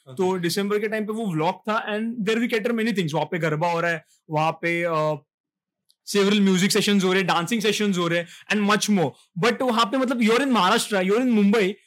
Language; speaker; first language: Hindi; non-native, local second language; Marathi